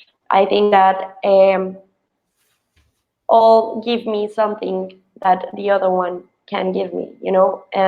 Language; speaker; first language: English; non-native, fluent; Spanish